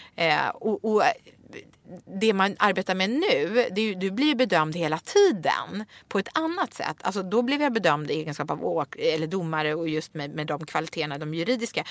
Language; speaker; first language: Swedish; native; Swedish